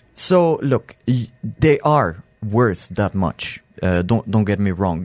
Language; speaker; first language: English; non-native, fluent; French